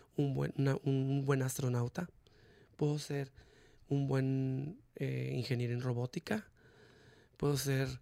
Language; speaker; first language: Spanish; native; Spanish